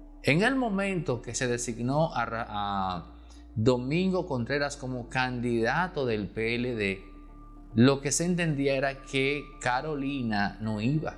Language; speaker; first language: Spanish; native; Spanish